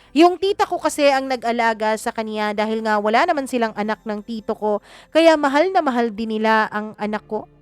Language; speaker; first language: Filipino; non-native, local second language; Cebuano